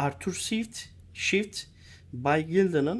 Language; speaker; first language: Turkish; native; Turkish